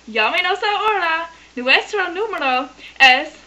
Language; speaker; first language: Spanish; non-native, learner; English